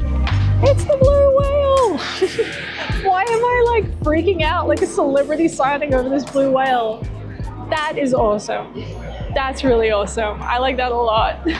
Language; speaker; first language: English; native; English